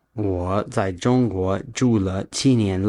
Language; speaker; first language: Chinese; non-native, learner; English